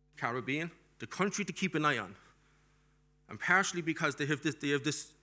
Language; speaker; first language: English; native; English